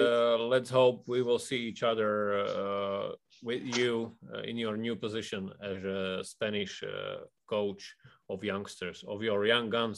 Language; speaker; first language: English; non-native, fluent; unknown